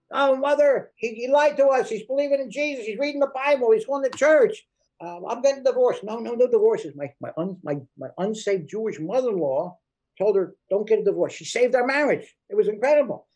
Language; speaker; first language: English; native; English